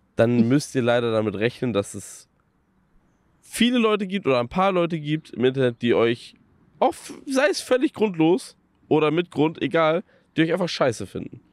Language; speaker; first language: German; native; German